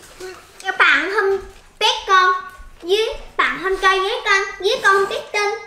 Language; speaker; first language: Vietnamese; early bilingual, heritage; Korean